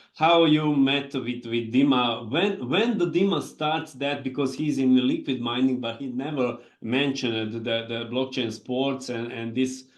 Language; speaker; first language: English; non-native, fluent; Hungarian